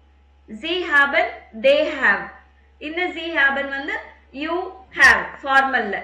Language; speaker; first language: German; non-native, fluent; Tamil